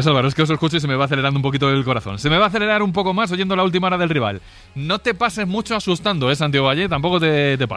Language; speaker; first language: Spanish; native; Spanish